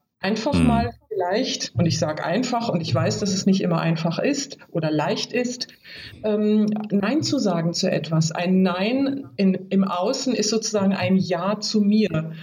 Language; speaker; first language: German; native; German